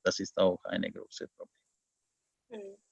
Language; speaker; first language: German; non-native, learner; Hungarian